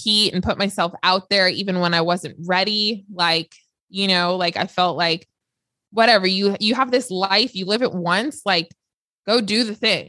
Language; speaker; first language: English; native; English